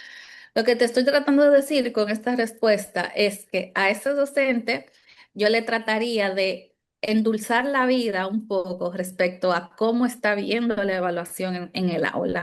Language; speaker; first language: Spanish; native; Spanish